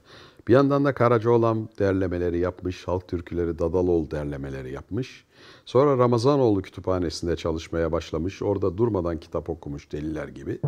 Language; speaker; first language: Turkish; native; Turkish